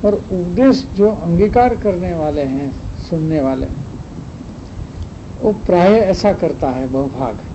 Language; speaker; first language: Hindi; non-native, local second language; Gujarati